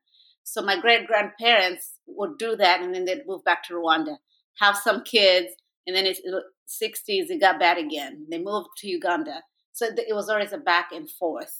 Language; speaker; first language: English; non-native, local second language; Kinyarwanda